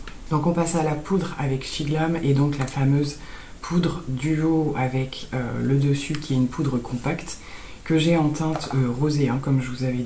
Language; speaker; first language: French; native; French